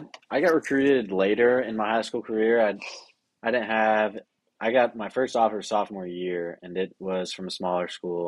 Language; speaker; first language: English; native; English